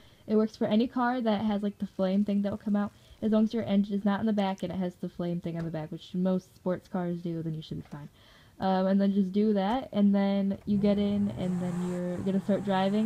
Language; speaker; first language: English; native; English